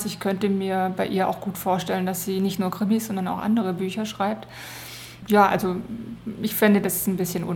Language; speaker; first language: German; native; German